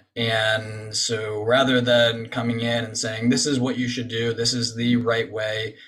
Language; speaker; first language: English; native; English